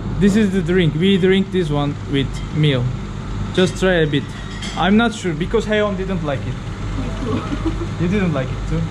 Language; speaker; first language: English; non-native, fluent; Turkish